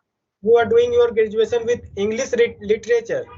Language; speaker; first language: English; non-native, local second language; Hindi